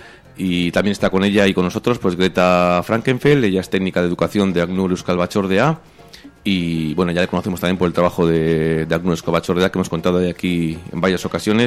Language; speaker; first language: Spanish; native; Spanish